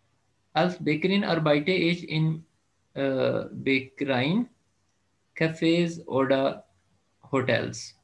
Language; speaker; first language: German; non-native, fluent; Urdu